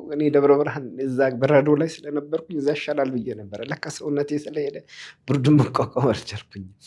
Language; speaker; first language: Amharic; native; Amharic